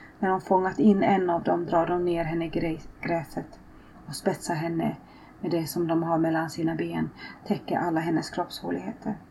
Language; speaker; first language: Swedish; early bilingual, other home language; Finnish